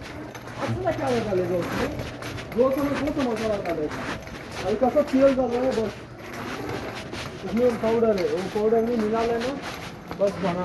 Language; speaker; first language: Hindi; non-native, local second language; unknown